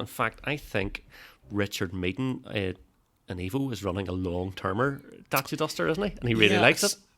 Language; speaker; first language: English; native; English